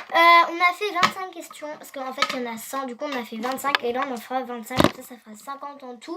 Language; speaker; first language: French; native; French